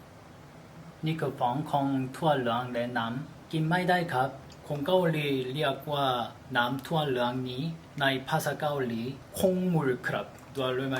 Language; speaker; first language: Thai; non-native, learner; Korean